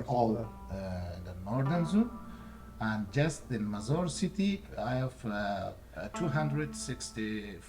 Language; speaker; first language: English; non-native, learner; Persian